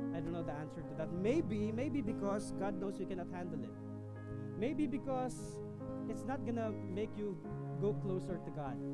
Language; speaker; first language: English; non-native, local second language; Filipino